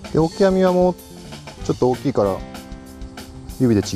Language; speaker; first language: Japanese; native; Japanese